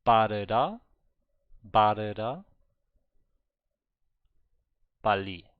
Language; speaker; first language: Korean; non-native, learner; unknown